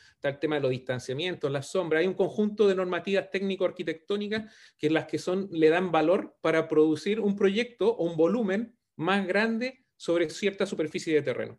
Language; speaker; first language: Spanish; native; Spanish